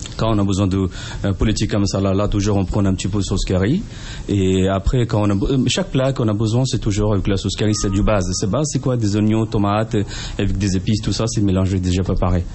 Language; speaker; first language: French; non-native, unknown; Punjabi